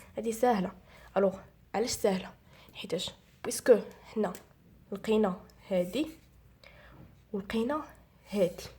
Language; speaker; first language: Arabic; native; Arabic